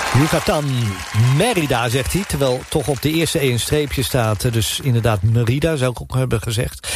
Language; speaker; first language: Dutch; native; Dutch